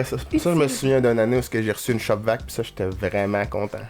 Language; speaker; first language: French; native; French